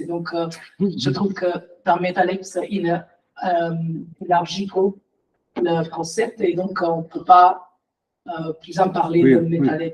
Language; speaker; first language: French; non-native, fluent; Italian